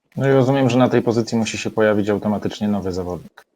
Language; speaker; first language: Polish; native; Polish